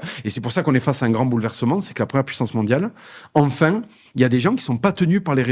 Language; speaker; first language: French; native; French